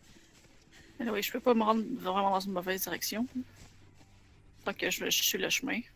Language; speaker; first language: French; native; French